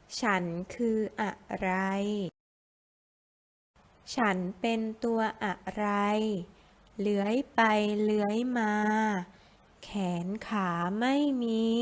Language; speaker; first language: Thai; native; Thai